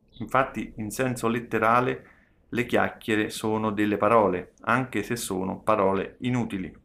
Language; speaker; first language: Italian; native; Italian